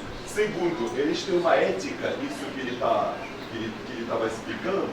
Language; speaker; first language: Portuguese; non-native, fluent; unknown